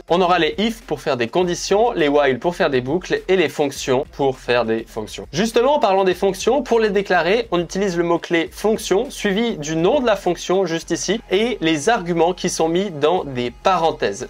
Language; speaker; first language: French; native; French